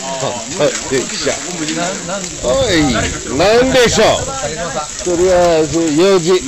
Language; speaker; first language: Japanese; non-native, fluent; English